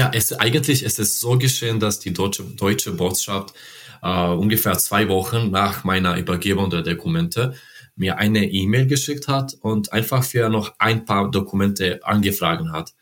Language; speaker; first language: German; non-native, learner; Serbian